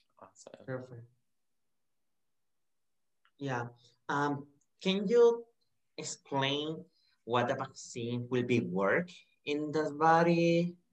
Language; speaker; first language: English; non-native, learner; Spanish